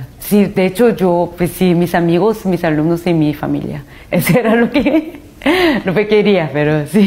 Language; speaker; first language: Spanish; non-native, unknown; Korean